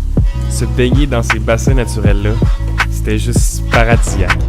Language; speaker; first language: French; native; French